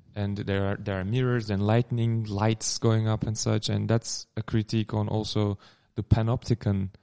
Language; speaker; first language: English; non-native, fluent; Turkish